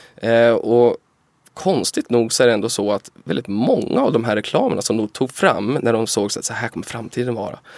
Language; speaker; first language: Swedish; native; Swedish